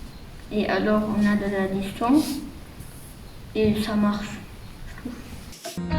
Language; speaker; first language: French; early bilingual, heritage; French